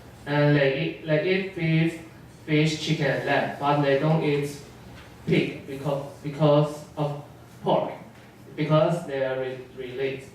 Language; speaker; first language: English; non-native, learner; Chinese